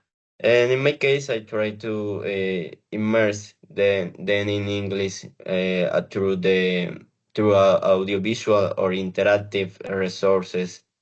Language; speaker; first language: English; non-native, learner; Spanish